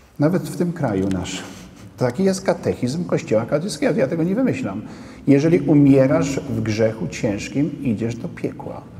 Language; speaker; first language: Polish; native; Polish